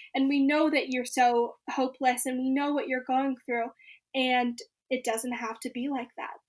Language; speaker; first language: English; native; English